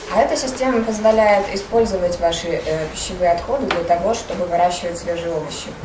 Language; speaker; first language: Russian; native; Russian